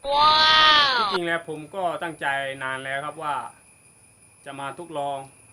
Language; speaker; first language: Thai; non-native, local second language; Malay